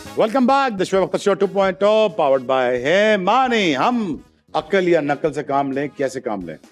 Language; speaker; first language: Urdu; non-native, local second language; Punjabi